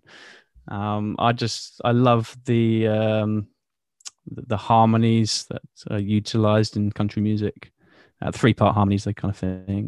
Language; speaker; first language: English; native; English